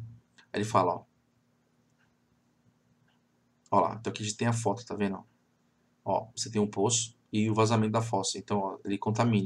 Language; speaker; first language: Portuguese; native; Portuguese